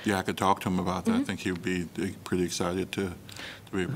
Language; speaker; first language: English; native; English